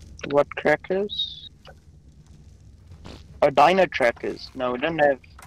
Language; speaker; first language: English; non-native, local second language; Afrikaans